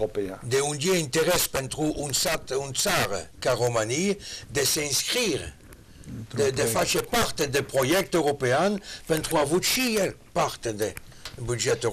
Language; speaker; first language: Romanian; non-native, learner; French